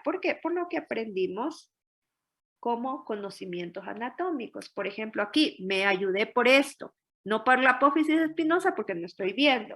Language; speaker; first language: Spanish; native; Spanish